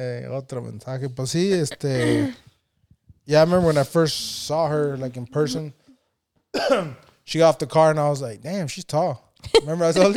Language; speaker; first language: English; early bilingual, other home language; Spanish